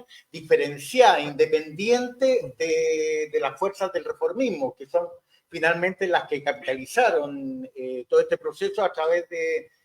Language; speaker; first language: Spanish; native; Spanish